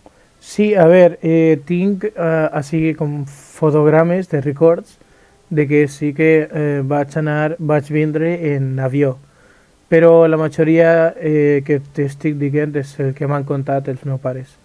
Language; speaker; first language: Catalan; early bilingual, other home language; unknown